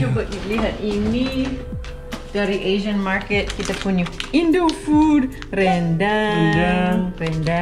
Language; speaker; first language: Indonesian; non-native, learner; English